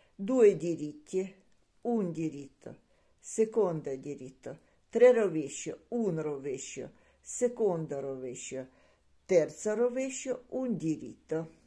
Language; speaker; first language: Italian; non-native, learner; Ukrainian